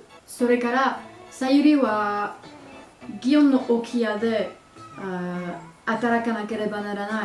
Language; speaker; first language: Japanese; non-native, learner; French